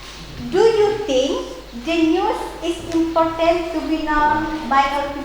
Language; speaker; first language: English; non-native, learner; Indonesian